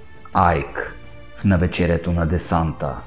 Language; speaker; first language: Bulgarian; native; Bulgarian